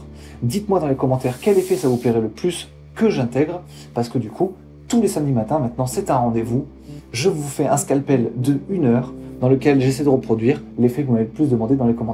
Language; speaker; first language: French; native; French